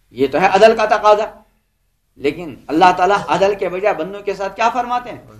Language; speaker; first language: Urdu; non-native, local second language; Kashmiri